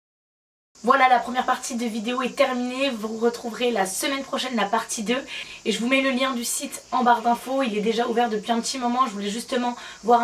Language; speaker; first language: French; native; French